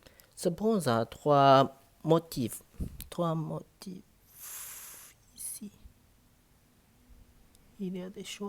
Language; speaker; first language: French; non-native, learner; Chinese